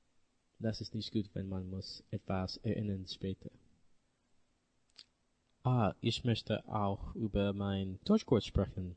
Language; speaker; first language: German; non-native, learner; English